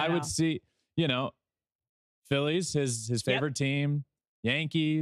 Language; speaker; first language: English; native; English